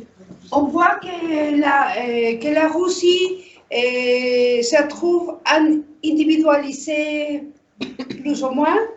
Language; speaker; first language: French; non-native, learner; Spanish